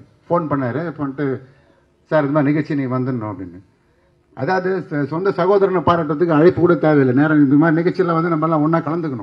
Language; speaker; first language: Tamil; native; Tamil